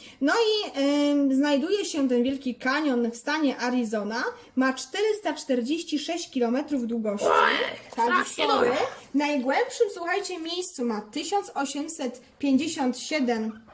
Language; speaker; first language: Polish; native; Polish